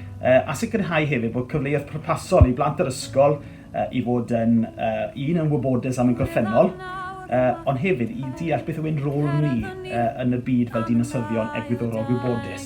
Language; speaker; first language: Welsh; native; Welsh